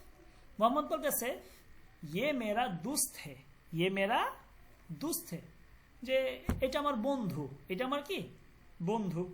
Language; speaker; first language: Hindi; non-native, fluent; Bangla